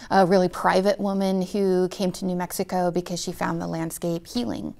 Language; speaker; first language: English; native; English